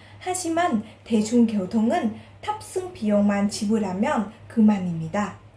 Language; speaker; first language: Korean; non-native, fluent; Vietnamese